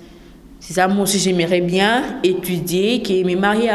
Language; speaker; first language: French; non-native, local second language; Lingala